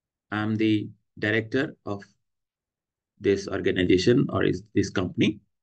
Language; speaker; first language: English; non-native, local second language; Hindi